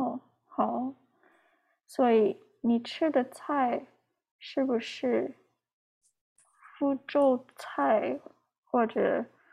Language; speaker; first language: Chinese; non-native, learner; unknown